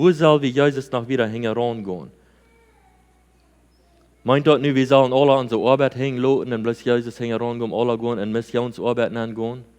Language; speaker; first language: German; non-native, learner; Plautdietsch